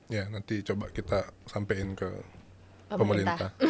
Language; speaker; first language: Indonesian; native; Indonesian